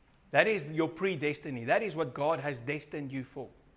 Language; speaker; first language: English; non-native, local second language; Afrikaans